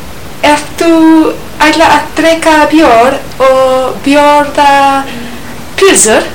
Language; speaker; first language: Icelandic; non-native, learner; English